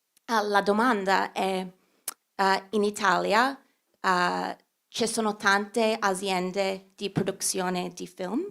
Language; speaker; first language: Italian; non-native, learner; English